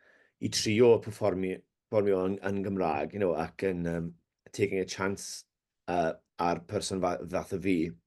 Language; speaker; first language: Welsh; non-native, learner; English